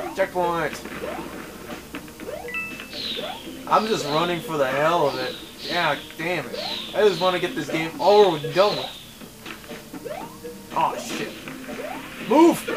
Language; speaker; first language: English; native; English